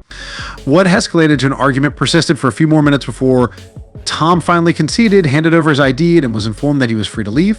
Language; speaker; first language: English; native; English